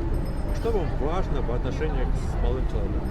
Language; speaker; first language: Russian; native; Russian